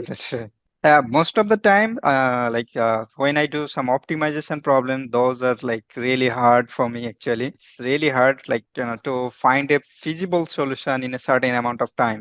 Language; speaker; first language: English; non-native, fluent; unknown